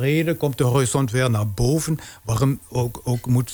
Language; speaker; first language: Dutch; non-native, fluent; German